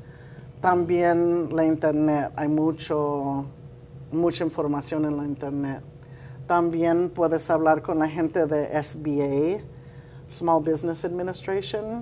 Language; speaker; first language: Spanish; early bilingual, heritage; Spanish